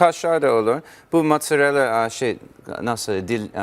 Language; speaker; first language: Turkish; non-native, learner; English